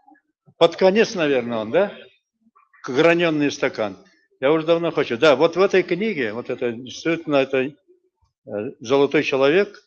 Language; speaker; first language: Russian; non-native, local second language; Bashkir